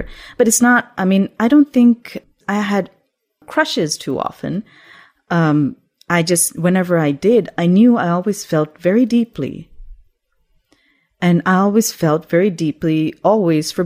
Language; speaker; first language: English; non-native, local second language; Urdu